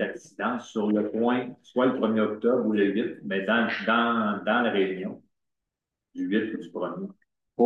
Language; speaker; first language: French; native; French